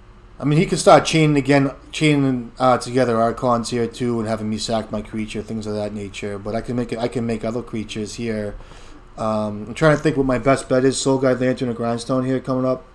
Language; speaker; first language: English; native; English